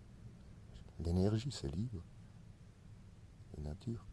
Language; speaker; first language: French; non-native, learner; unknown